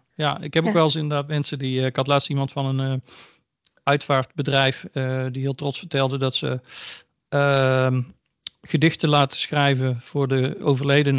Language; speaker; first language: Dutch; native; Dutch